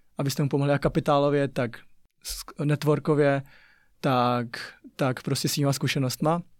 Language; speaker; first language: Czech; early bilingual, other home language; Chinese